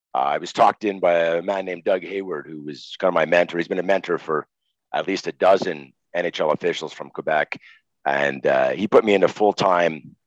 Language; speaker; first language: English; native; English